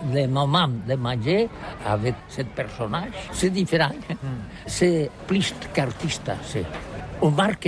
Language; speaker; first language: French; non-native, learner; Catalan